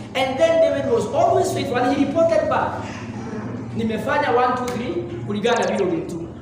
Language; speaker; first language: English; non-native, local second language; Swahili